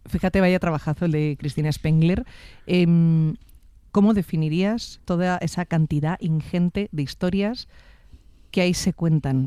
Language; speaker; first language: Spanish; native; Spanish